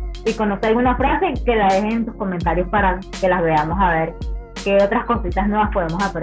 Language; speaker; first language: Spanish; native; Spanish